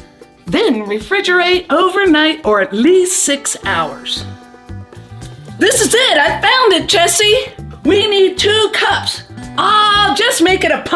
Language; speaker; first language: English; native; English